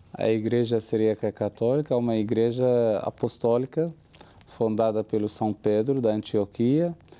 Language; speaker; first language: Portuguese; non-native, fluent; Arabic